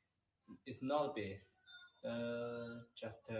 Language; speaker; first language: English; non-native, learner; Chinese